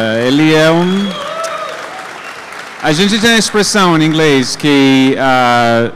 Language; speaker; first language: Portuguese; non-native, fluent; English